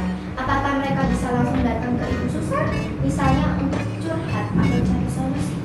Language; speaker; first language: Indonesian; native; Indonesian